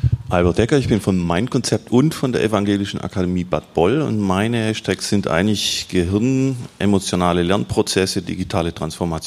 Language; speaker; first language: German; native; German